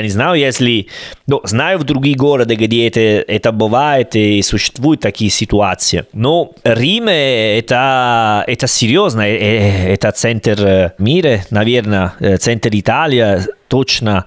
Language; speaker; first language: Russian; non-native, learner; Italian